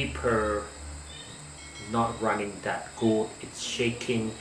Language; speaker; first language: English; non-native, learner; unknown